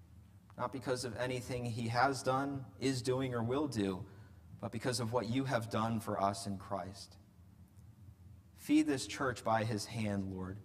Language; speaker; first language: English; native; English